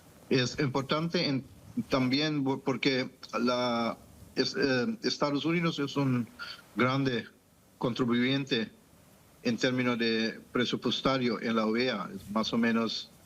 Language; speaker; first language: Spanish; non-native, fluent; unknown